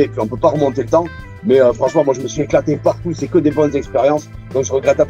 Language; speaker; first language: French; native; French